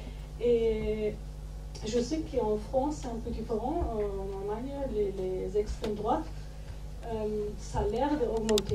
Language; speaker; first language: French; non-native, fluent; German